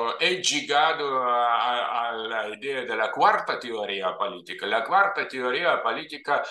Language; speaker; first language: Spanish; non-native, fluent; Russian